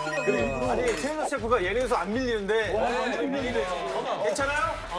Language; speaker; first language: Korean; native; Korean